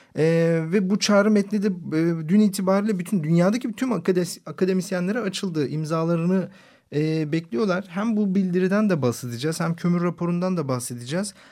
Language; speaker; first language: Turkish; native; Turkish